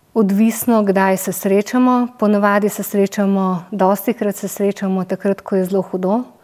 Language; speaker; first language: Slovenian; native; Slovenian